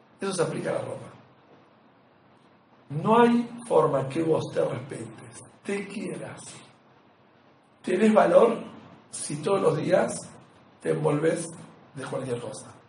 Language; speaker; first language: Spanish; native; Spanish